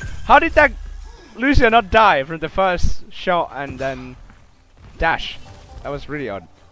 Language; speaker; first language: English; non-native, fluent; Finnish